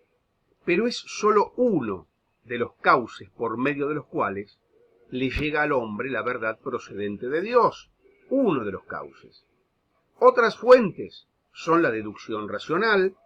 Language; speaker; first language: Spanish; native; Spanish